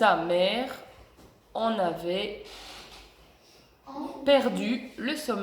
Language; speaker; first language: French; native; French